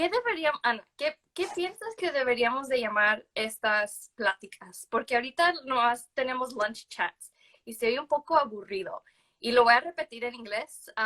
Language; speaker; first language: Spanish; early bilingual, other home language; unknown